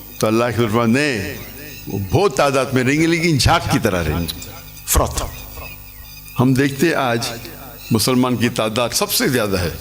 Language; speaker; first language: Urdu; non-native, local second language; English